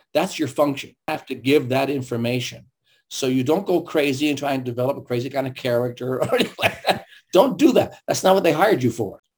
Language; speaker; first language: English; early bilingual, other home language; German